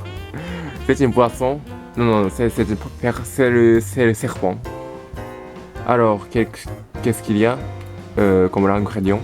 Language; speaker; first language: French; non-native, learner; Japanese